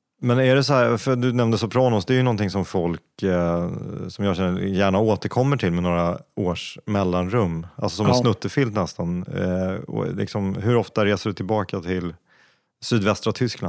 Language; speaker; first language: Swedish; native; Swedish